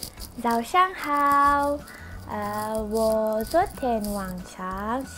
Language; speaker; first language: Chinese; non-native, learner; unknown